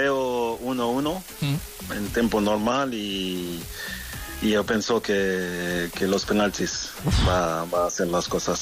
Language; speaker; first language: Spanish; non-native, learner; French